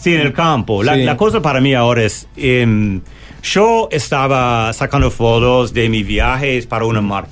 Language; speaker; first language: Spanish; non-native, learner; English